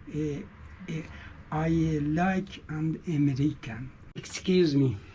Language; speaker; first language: English; non-native, learner; Azerbaijani